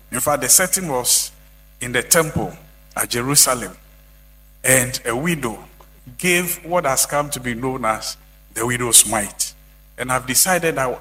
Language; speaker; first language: English; non-native, local second language; Akan